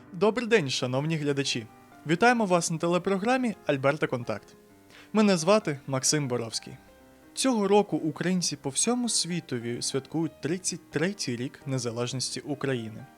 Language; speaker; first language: Ukrainian; native; Ukrainian